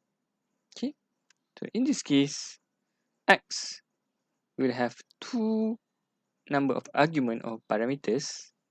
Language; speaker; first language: English; non-native, local second language; Malay